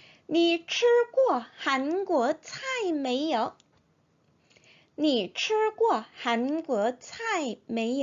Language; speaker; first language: Chinese; non-native, fluent; Korean